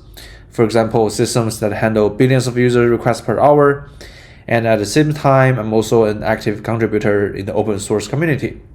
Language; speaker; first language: English; non-native, fluent; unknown